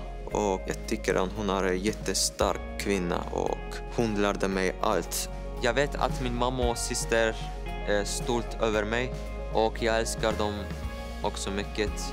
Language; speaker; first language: Swedish; non-native, learner; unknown